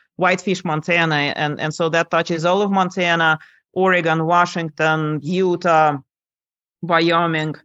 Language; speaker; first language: English; non-native, fluent; Lithuanian